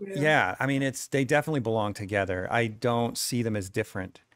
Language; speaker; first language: English; native; English